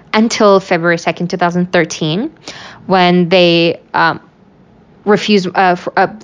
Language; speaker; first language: English; non-native, fluent; Uyghur